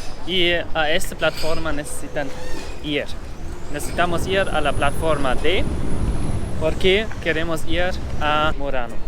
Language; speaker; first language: Spanish; non-native, learner; German